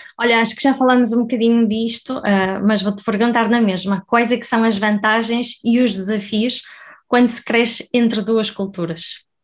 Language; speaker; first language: Portuguese; native; Portuguese